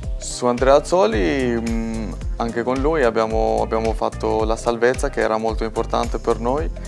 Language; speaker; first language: Italian; non-native, fluent; Albanian